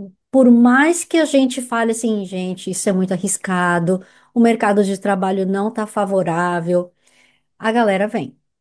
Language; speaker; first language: Portuguese; native; Portuguese